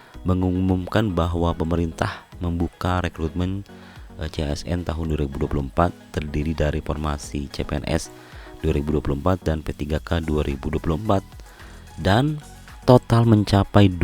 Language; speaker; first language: Indonesian; native; Indonesian